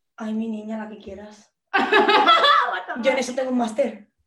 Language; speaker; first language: Spanish; native; Spanish